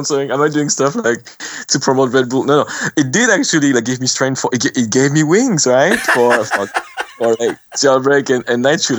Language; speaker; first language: English; non-native, fluent; French